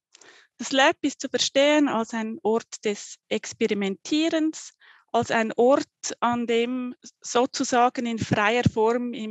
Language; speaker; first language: German; native; German